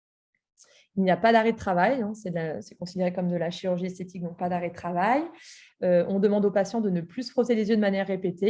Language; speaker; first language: French; native; French